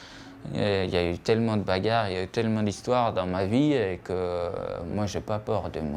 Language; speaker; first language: French; non-native, fluent; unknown